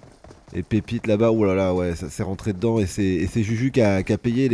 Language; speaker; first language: French; native; French